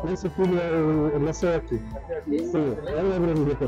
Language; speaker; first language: Portuguese; non-native, learner; Russian